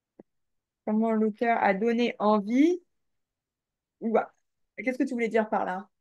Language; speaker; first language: French; native; French